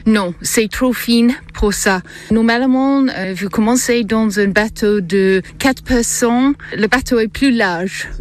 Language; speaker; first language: French; non-native, learner; English